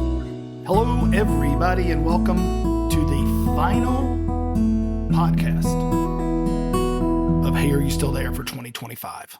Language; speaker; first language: English; native; English